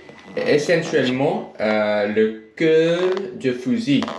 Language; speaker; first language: French; non-native, learner; English